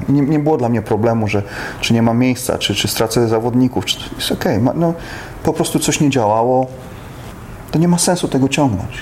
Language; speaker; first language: Polish; native; Polish